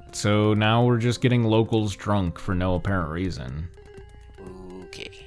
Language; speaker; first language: English; native; English